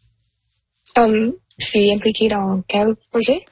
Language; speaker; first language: French; non-native, local second language; Punjabi